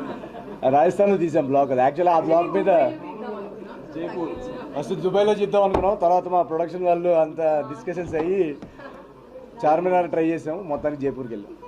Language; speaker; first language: Telugu; native; Telugu